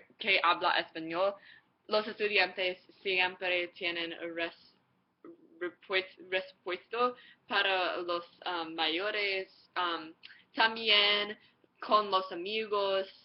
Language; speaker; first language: Spanish; non-native, learner; English